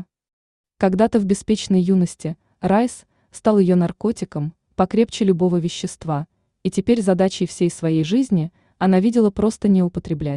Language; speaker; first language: Russian; native; Russian